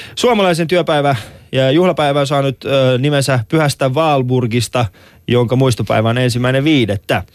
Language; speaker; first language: Finnish; early bilingual, other home language; Persian